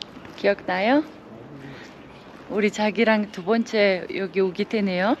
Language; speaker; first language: Korean; non-native, fluent; Uzbek